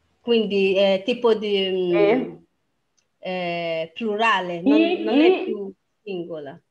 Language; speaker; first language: Italian; non-native, fluent; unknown